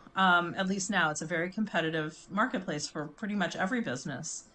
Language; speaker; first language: English; native; English